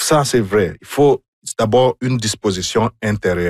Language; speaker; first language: French; non-native, fluent; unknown